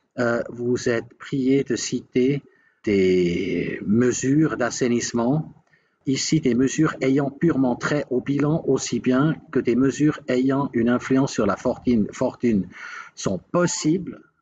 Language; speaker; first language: French; native; French